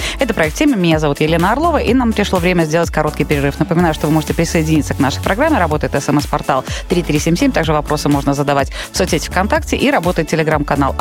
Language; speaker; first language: Russian; native; Russian